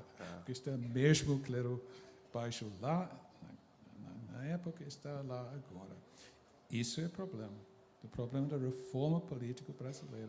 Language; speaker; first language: Portuguese; non-native, fluent; English